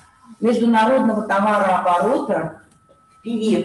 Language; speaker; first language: Russian; native; Russian